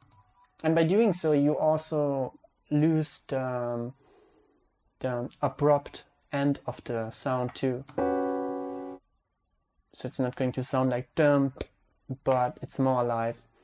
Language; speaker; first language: English; non-native, fluent; Hungarian